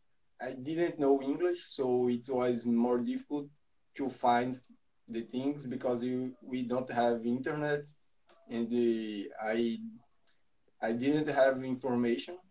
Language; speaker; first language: English; non-native, learner; Portuguese